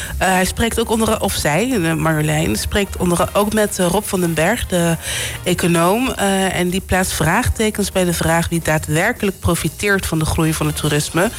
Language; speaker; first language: Dutch; non-native, local second language; Papiamento